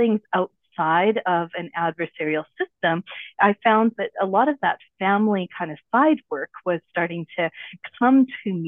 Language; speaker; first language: English; native; English